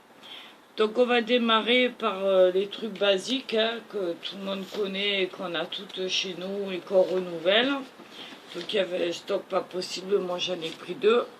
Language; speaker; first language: French; native; French